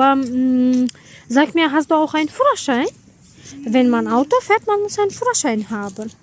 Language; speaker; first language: German; non-native, fluent; Tajik